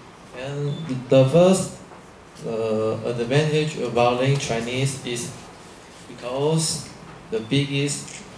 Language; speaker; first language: English; non-native, learner; Chinese